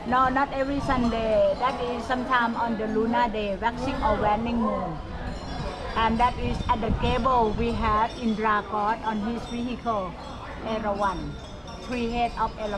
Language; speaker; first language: English; non-native, fluent; Thai